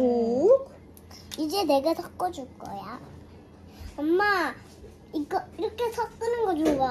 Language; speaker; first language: Korean; early bilingual, other home language; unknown